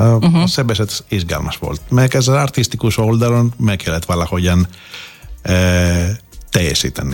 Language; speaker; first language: Hungarian; non-native, learner; Greek